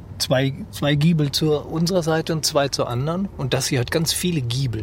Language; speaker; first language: German; native; German